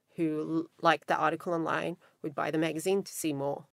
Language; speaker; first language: English; native; English